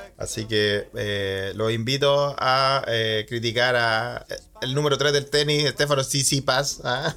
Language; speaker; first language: Spanish; native; Spanish